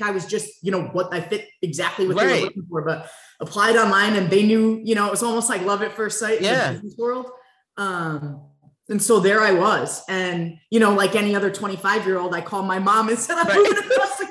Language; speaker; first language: English; native; English